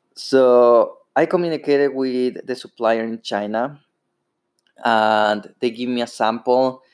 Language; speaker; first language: English; non-native, fluent; Spanish